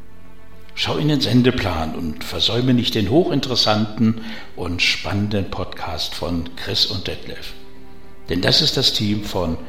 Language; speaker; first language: German; native; German